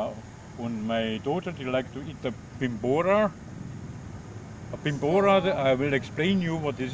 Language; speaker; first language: English; non-native, learner; German